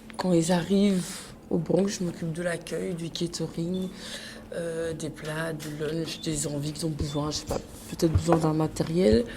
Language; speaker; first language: French; early bilingual, other home language; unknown